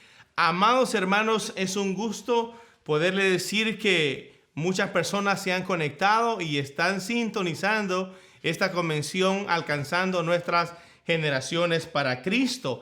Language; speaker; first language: Spanish; native; Spanish